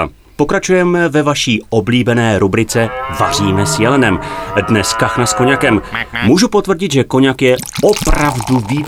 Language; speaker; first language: Czech; native; Czech